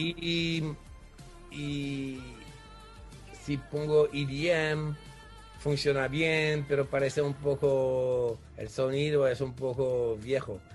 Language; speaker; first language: Spanish; non-native, fluent; French